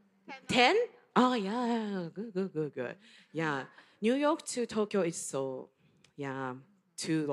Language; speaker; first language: English; non-native, learner; Japanese